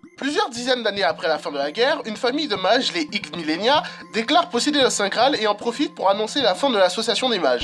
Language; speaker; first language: French; native; French